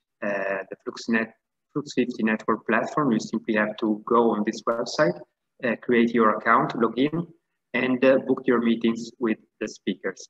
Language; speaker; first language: English; non-native, fluent; Italian